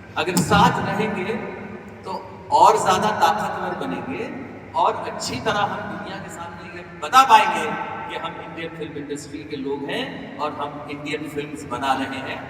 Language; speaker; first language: Hindi; non-native, local second language; Marathi